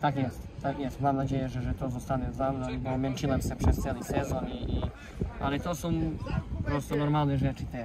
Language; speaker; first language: Polish; non-native, fluent; Serbian